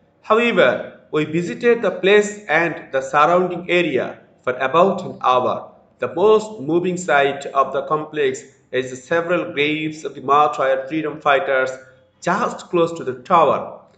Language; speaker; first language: English; non-native, local second language; Bangla